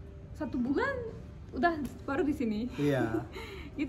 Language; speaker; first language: Indonesian; non-native, learner; Turkish